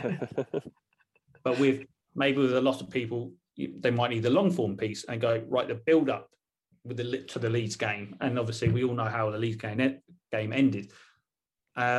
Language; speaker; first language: English; native; English